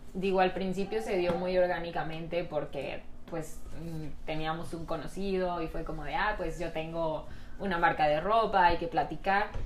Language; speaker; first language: Spanish; native; Spanish